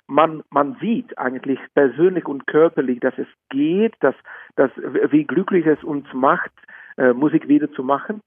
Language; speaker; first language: German; non-native, fluent; Czech